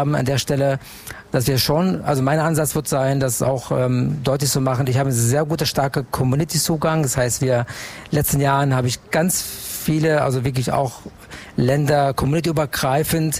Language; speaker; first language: German; non-native, fluent; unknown